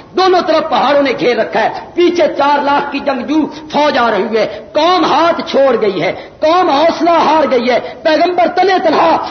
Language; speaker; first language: Urdu; non-native, local second language; Punjabi